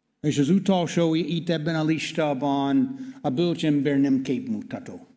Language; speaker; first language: Hungarian; non-native, learner; English